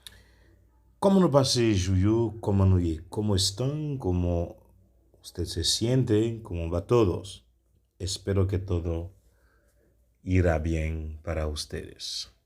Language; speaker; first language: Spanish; non-native, learner; Haitian Creole